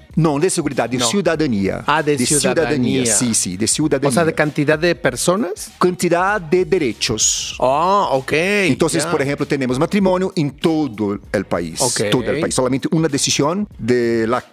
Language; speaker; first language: Spanish; non-native, learner; Portuguese